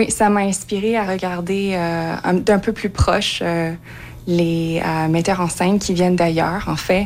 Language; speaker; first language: French; native; French